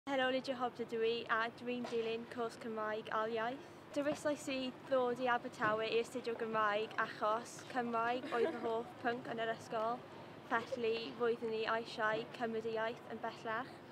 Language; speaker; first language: Welsh; non-native, local second language; English